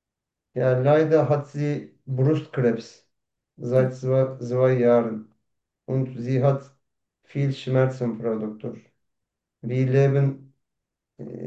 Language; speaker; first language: German; non-native, learner; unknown